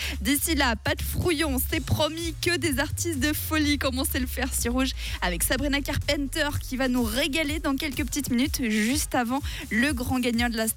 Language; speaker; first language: French; native; French